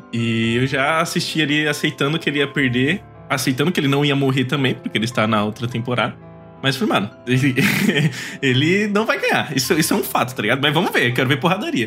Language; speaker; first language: Portuguese; native; Portuguese